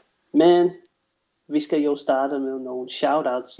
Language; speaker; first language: Danish; non-native, fluent; English